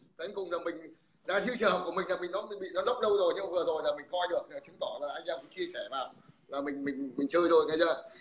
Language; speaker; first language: Vietnamese; native; Vietnamese